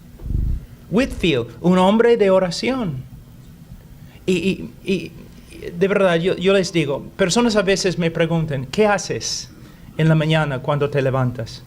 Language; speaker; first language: Spanish; non-native, fluent; English